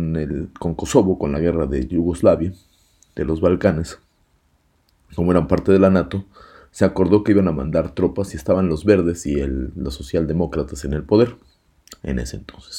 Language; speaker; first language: Spanish; native; Spanish